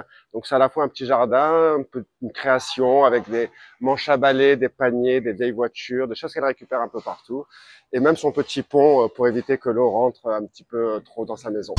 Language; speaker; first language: French; native; French